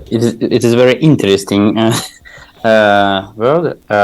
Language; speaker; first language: English; non-native, learner; Tajik